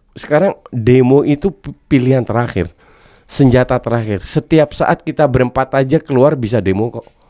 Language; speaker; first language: Indonesian; non-native, fluent; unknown